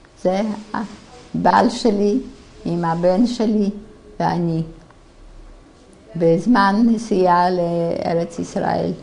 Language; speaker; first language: Hebrew; non-native, fluent; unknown